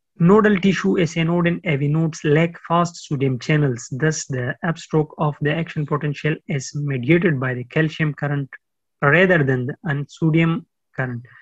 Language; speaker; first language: English; non-native, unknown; Pashto